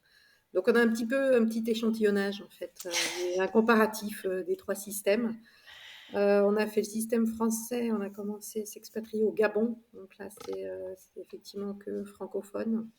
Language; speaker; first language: French; native; French